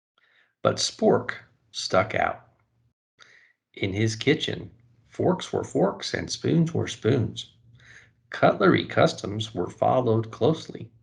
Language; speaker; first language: English; native; English